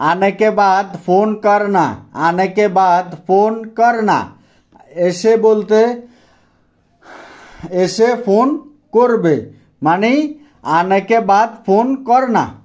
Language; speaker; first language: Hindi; non-native, fluent; Bangla